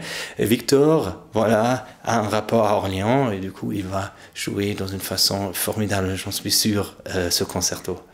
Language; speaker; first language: French; non-native, fluent; German